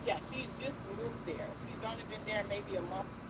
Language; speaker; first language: English; native; English